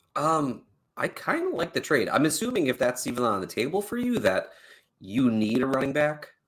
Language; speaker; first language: English; native; English